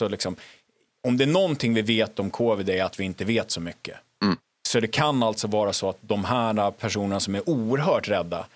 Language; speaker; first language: Swedish; native; Swedish